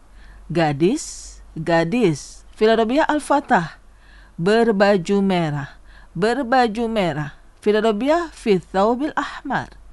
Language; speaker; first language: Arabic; non-native, fluent; Indonesian